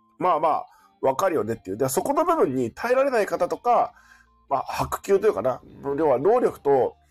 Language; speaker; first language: Japanese; native; Japanese